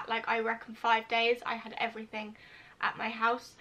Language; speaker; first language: English; native; English